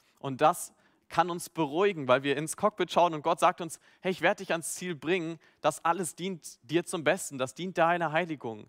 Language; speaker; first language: German; native; German